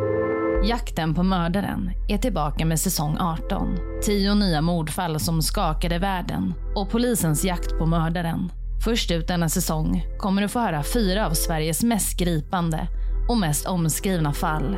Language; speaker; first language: Swedish; native; Swedish